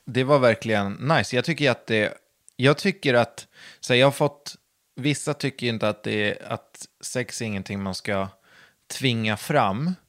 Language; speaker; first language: Swedish; native; Swedish